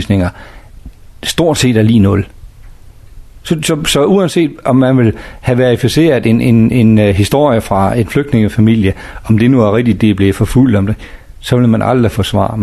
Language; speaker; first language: Danish; native; Danish